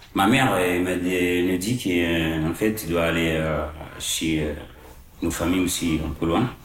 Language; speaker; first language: French; non-native, learner; Arabic